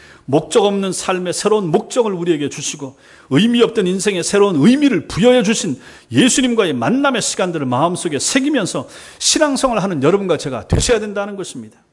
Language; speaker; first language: Korean; native; Korean